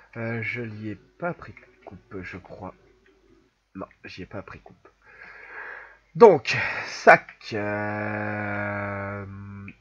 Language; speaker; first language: French; native; French